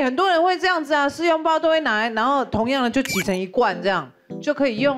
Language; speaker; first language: Chinese; native; Chinese